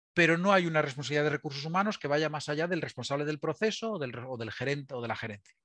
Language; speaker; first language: Spanish; native; Spanish